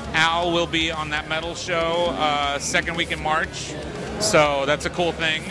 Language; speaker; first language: English; early bilingual, other home language; Spanish